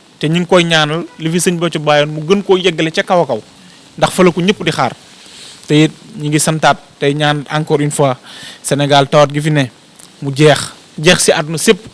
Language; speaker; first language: Wolof; native; Wolof